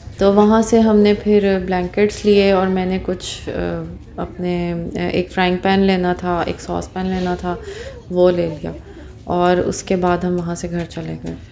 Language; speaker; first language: Urdu; non-native, local second language; Punjabi